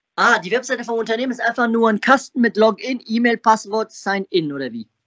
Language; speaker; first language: German; native; German